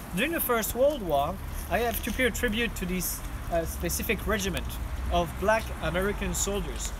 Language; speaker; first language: English; non-native, fluent; French